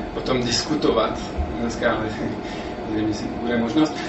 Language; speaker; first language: Czech; non-native, fluent; French